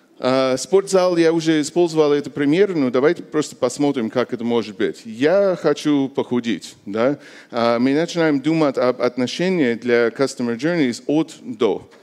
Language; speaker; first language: Russian; non-native, fluent; English